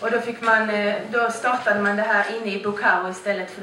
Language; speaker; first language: Swedish; native; Swedish